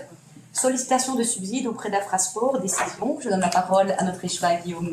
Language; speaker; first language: French; native; French